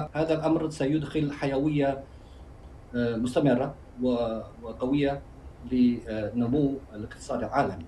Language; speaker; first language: Arabic; non-native, fluent; Chinese